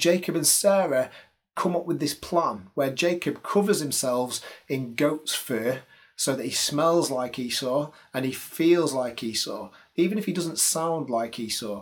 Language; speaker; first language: English; native; English